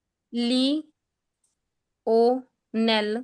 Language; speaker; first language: Italian; non-native, learner; Punjabi